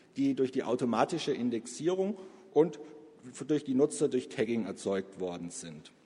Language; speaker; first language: German; native; German